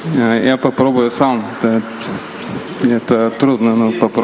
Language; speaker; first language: Russian; non-native, learner; Bulgarian